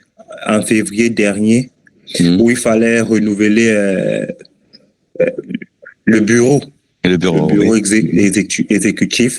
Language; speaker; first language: French; native; French